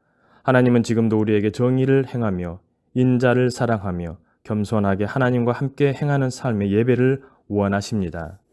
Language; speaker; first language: Korean; native; Korean